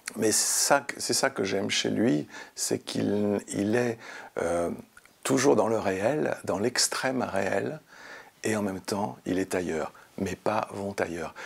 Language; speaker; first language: French; native; French